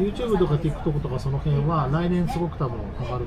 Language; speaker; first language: Japanese; native; Japanese